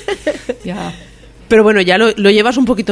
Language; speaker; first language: Spanish; native; Spanish